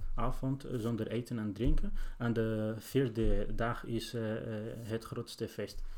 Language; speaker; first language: Dutch; non-native, learner; Arabic